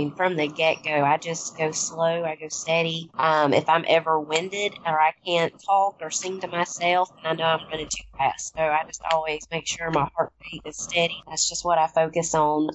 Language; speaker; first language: English; native; English